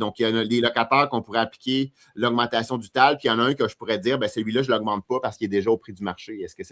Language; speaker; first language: French; native; French